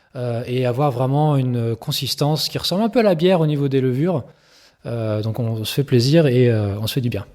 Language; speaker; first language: French; native; French